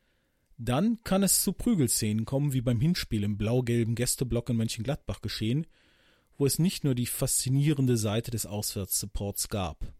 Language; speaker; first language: German; native; German